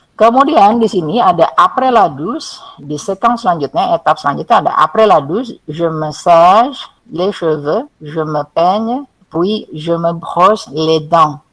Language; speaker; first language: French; non-native, fluent; Indonesian